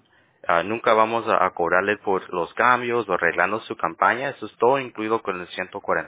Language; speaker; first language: Spanish; early bilingual, heritage; Spanish